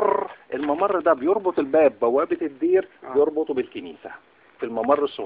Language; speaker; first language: Arabic; native; Arabic